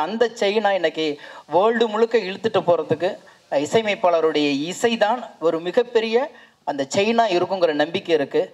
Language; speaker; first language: Tamil; native; Tamil